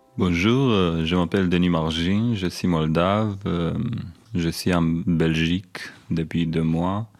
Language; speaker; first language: French; non-native, learner; Romanian